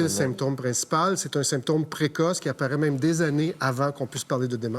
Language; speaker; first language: French; native; French